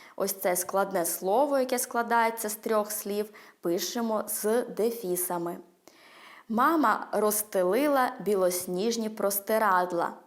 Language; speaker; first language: Ukrainian; early bilingual, heritage; Ukrainian